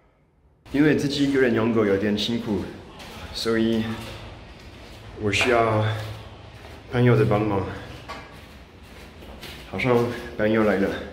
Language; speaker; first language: Chinese; non-native, fluent; French